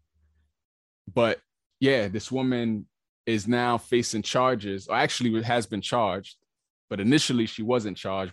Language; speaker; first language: English; native; English